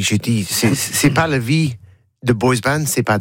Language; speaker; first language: French; non-native, learner; English